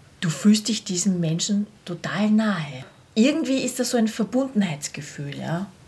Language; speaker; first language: German; native; German